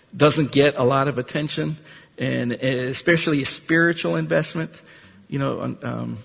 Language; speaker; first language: English; early bilingual, other home language; Spanish